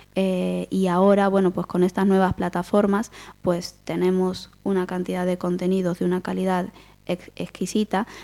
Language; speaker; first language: Spanish; native; Spanish